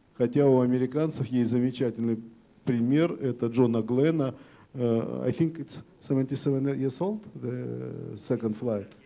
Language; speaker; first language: Russian; native; Russian